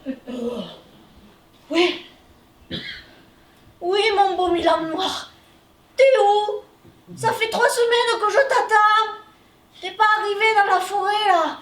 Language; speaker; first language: French; native; French